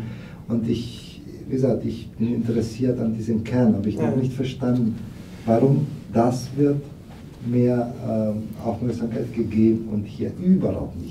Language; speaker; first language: German; non-native, fluent; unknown